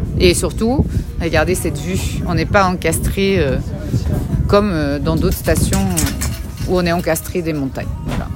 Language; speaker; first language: French; non-native, local second language; Dutch